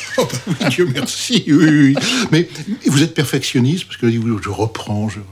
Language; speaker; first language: French; native; French